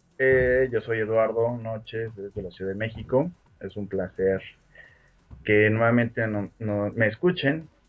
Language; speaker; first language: Spanish; native; Spanish